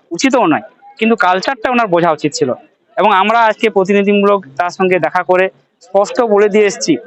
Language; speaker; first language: Bangla; non-native, local second language; Santali